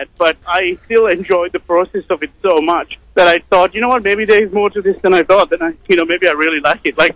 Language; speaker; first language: English; non-native, local second language; Sinhala